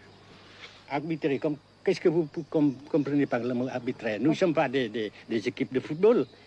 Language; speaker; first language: French; non-native, fluent; Vietnamese